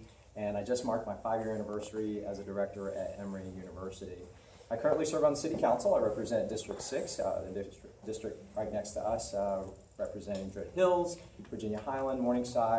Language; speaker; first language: English; native; English